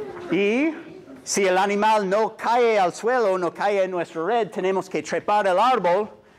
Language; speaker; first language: Spanish; non-native, fluent; English